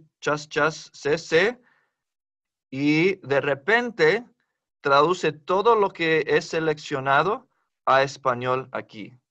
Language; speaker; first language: Spanish; non-native, fluent; English